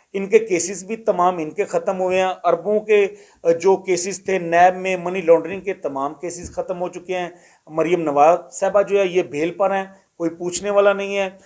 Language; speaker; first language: Urdu; non-native, local second language; Punjabi